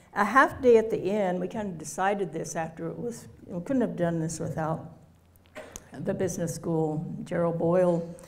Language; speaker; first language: English; native; English